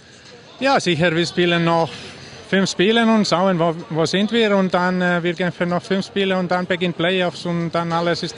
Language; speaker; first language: German; non-native, learner; Finnish